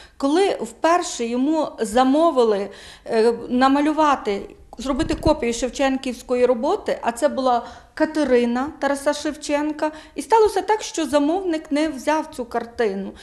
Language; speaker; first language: Ukrainian; native; Ukrainian